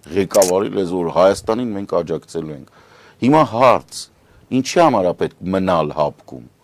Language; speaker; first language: Armenian; native; Armenian